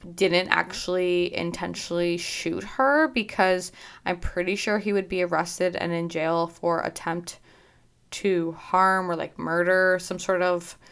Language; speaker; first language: English; native; English